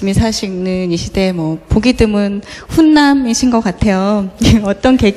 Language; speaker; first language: Korean; native; Korean